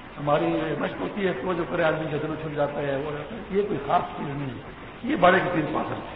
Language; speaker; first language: Urdu; non-native, local second language; Pashto